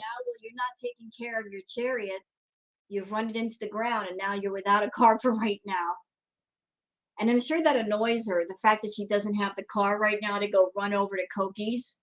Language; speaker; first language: English; native; English